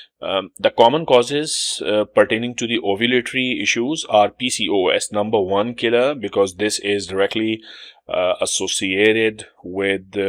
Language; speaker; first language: English; non-native, local second language; Urdu